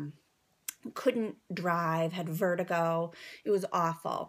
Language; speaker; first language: English; native; English